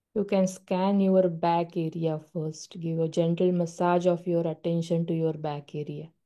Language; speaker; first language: English; non-native, local second language; Marathi